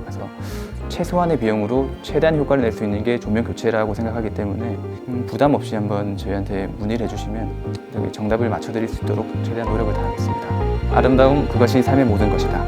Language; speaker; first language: Korean; native; Korean